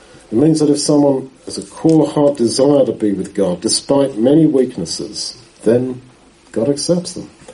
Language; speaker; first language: English; native; English